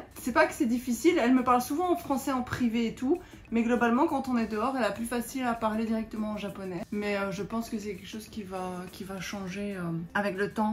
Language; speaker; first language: French; native; French